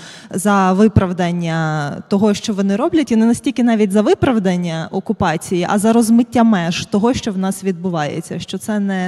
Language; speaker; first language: Ukrainian; native; Ukrainian